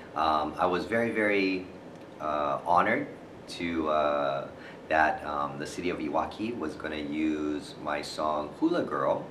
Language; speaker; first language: English; native; English